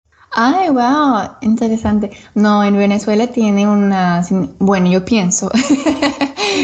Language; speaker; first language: Spanish; non-native, learner; English